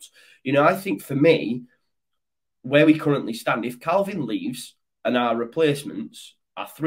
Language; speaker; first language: English; native; English